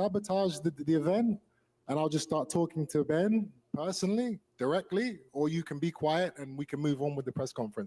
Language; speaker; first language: English; native; English